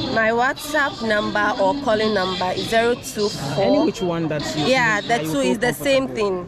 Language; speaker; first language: English; non-native, local second language; Yoruba